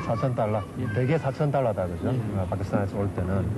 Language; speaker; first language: Korean; native; Korean